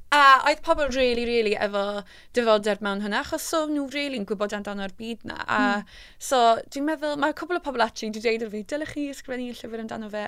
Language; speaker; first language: Welsh; non-native, local second language; English